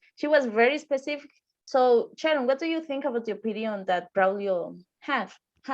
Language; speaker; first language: English; non-native, fluent; Spanish